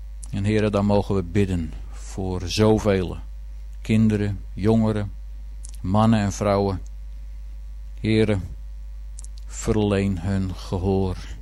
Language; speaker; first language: Dutch; native; Dutch